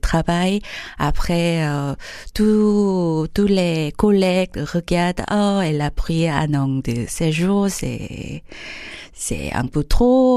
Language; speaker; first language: French; non-native, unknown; Korean